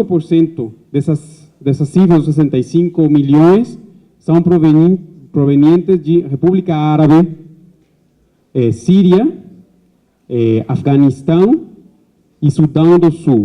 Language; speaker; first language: Portuguese; non-native, fluent; Spanish